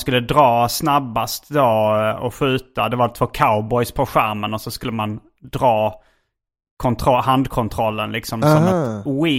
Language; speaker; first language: Swedish; native; Swedish